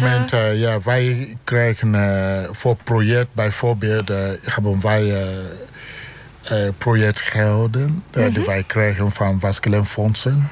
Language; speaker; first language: Dutch; non-native, learner; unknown